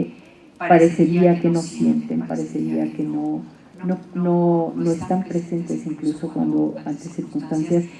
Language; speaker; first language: Spanish; native; Spanish